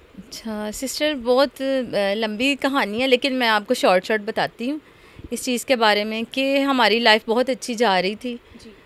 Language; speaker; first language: Urdu; non-native, local second language; Punjabi